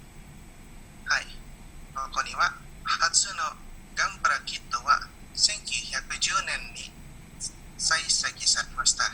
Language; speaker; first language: Japanese; non-native, learner; Indonesian